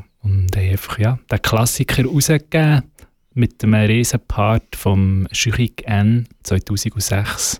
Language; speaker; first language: German; native; German